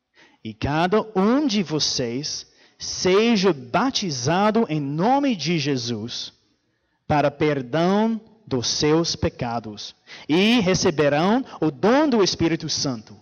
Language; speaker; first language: Portuguese; non-native, fluent; English